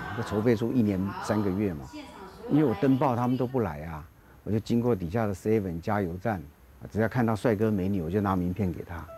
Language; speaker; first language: Chinese; native; Chinese